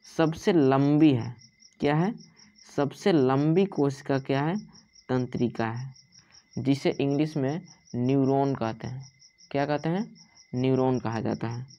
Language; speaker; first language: Hindi; native; Hindi